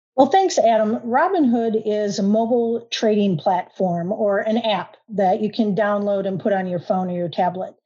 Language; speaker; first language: English; native; English